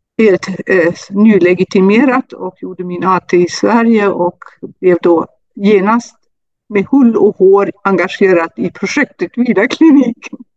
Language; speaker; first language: Swedish; non-native, fluent; German